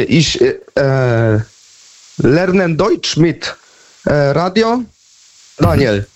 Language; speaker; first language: German; non-native, learner; Polish